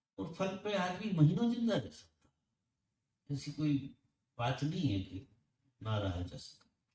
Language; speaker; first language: Hindi; native; Hindi